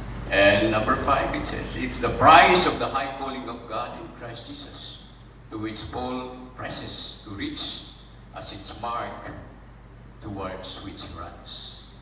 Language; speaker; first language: English; non-native, local second language; Filipino